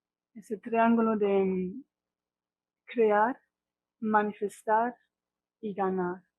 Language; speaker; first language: Spanish; non-native, fluent; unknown